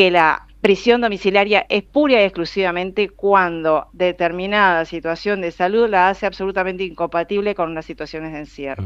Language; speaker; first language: Spanish; native; Spanish